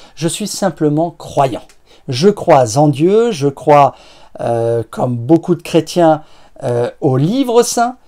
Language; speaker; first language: French; native; French